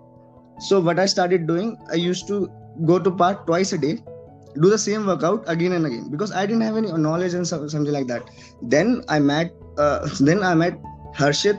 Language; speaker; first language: English; non-native, local second language; Hindi